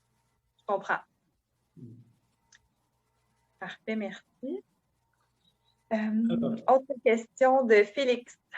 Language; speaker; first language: French; native; French